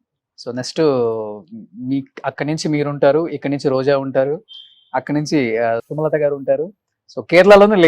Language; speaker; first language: Telugu; native; Telugu